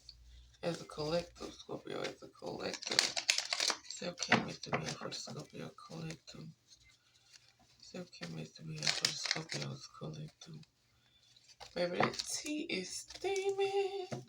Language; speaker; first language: English; native; English